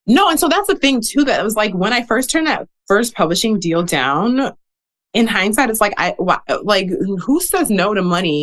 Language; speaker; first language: English; native; English